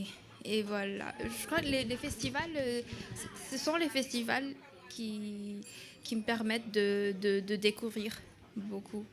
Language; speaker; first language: French; non-native, local second language; Malagasy